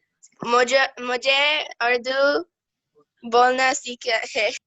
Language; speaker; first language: Hindi; early bilingual, heritage; Urdu